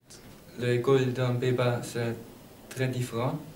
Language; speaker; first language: French; non-native, learner; Dutch